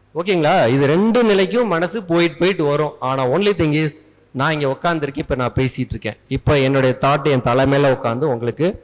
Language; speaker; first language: Tamil; native; Tamil